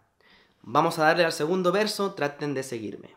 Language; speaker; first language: Spanish; native; Spanish